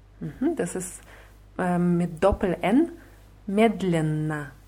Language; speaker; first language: German; non-native, fluent; Russian